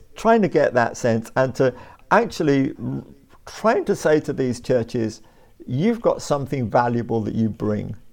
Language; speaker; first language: English; native; English